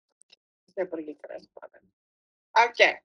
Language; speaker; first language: Indonesian; non-native, fluent; English